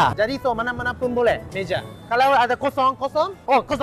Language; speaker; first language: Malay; non-native, learner; Japanese